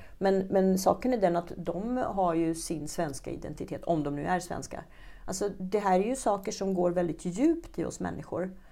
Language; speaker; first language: Swedish; early bilingual, other home language; Czech